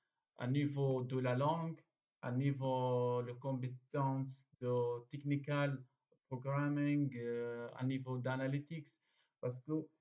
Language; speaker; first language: French; non-native, learner; Arabic